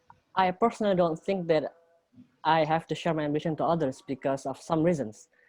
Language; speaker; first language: English; non-native, fluent; Indonesian